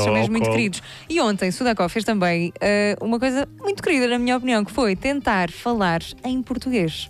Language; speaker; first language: Portuguese; native; Portuguese